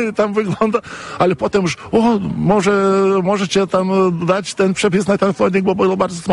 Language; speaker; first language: Polish; non-native, fluent; Lithuanian